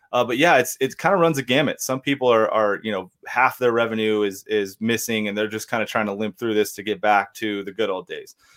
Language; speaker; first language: English; native; English